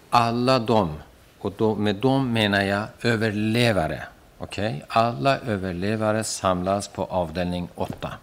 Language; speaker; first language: Swedish; non-native, fluent; Persian